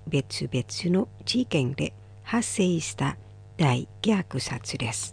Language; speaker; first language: Japanese; non-native, fluent; Indonesian